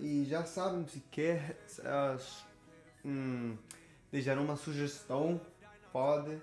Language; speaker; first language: Portuguese; non-native, learner; Spanish